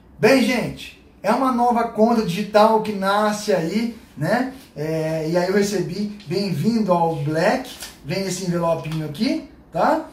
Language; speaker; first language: Portuguese; native; Portuguese